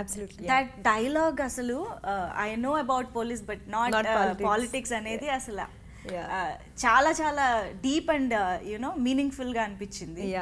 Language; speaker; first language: Telugu; native; Telugu